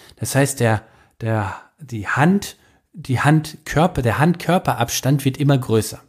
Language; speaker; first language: German; native; German